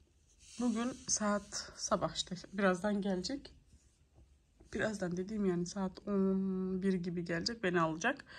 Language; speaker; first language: Turkish; early bilingual, heritage; Turkish